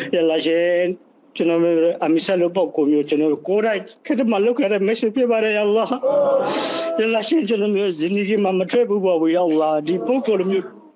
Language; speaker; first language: Burmese; non-native, local second language; Rohingya